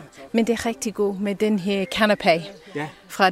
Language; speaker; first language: Danish; non-native, learner; English